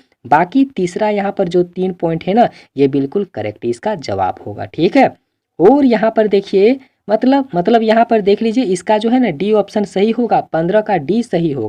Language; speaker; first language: Hindi; native; Hindi